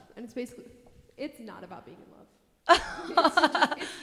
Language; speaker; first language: English; native; English